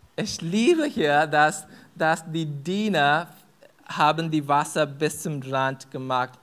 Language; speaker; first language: German; non-native, fluent; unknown